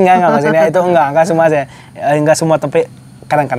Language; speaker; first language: Indonesian; non-native, fluent; Arabic